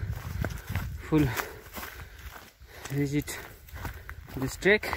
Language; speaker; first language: English; non-native, learner; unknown